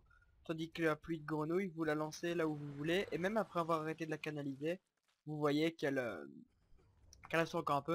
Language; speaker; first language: French; native; French